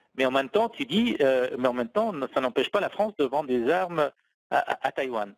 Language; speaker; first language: French; native; French